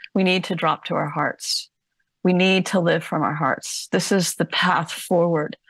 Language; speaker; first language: English; native; English